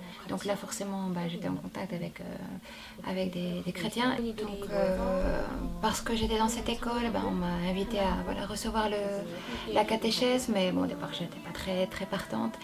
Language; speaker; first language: French; non-native, fluent; Korean